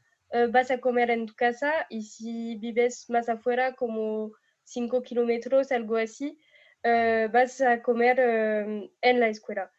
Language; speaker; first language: Spanish; non-native, fluent; French